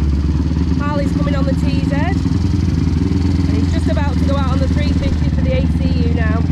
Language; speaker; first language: English; native; English